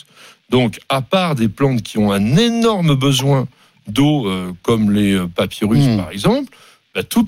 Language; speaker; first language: French; native; French